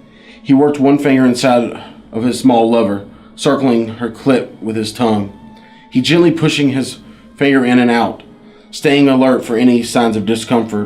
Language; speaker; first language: English; native; English